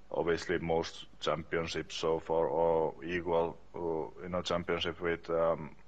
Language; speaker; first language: English; non-native, learner; Finnish